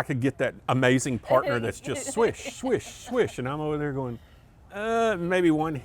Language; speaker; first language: English; native; English